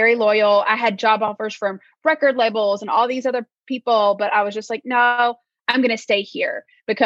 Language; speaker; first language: English; native; English